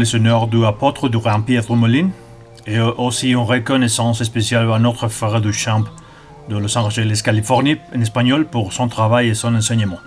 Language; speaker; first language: French; non-native, learner; Spanish